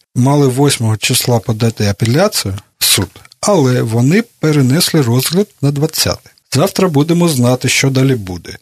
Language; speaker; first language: Ukrainian; non-native, local second language; Russian